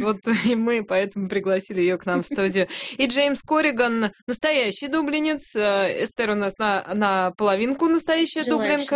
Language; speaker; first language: Russian; native; Russian